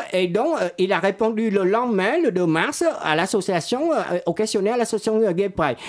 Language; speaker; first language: French; non-native, fluent; Vietnamese